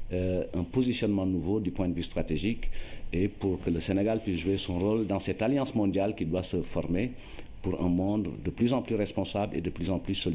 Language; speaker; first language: French; non-native, local second language; Wolof